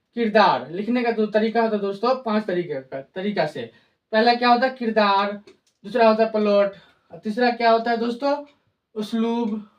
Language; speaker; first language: Hindi; native; Hindi